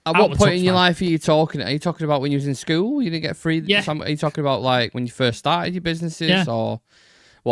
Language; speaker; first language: English; native; English